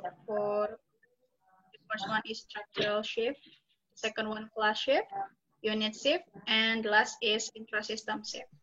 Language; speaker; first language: English; non-native, local second language; Indonesian